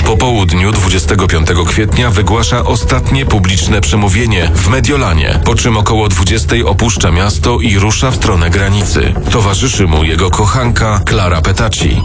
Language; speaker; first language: Polish; native; Polish